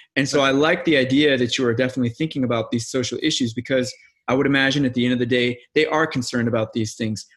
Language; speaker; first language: English; native; English